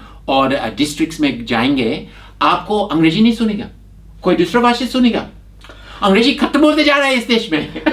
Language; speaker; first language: Hindi; non-native, fluent; English